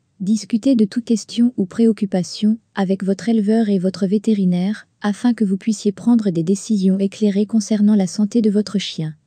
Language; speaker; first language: French; native; French